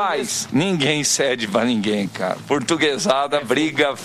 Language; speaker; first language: Portuguese; native; Portuguese